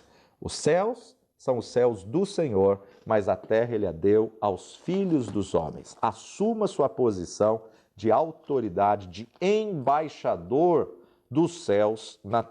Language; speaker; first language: Portuguese; native; Portuguese